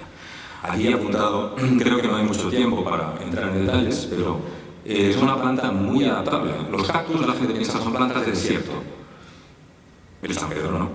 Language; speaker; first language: Spanish; native; Spanish